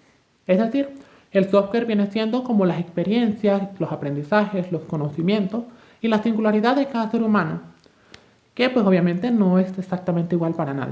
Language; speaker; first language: Spanish; native; Spanish